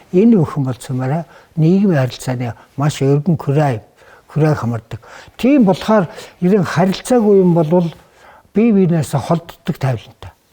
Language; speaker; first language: Mongolian; native; Mongolian